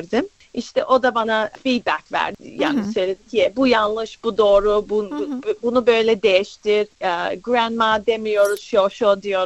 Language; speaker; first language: Turkish; early bilingual, other home language; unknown